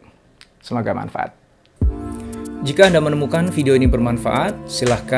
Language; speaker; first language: Indonesian; native; Indonesian